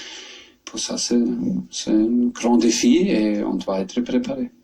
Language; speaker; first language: French; non-native, learner; German